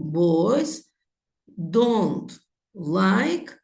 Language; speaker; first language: English; non-native, fluent; Azerbaijani